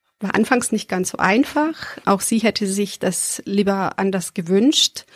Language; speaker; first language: German; early bilingual, other home language; Serbian